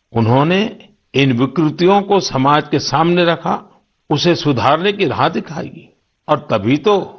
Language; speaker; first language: Hindi; non-native, local second language; Gujarati